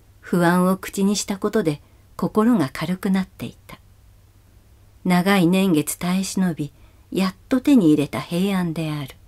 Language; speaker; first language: Japanese; native; Japanese